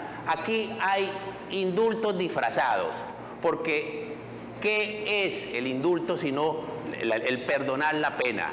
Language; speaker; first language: Spanish; native; Spanish